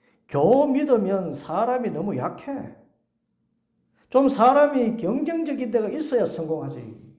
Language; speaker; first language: Korean; native; Korean